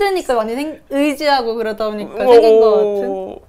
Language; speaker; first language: Korean; native; Korean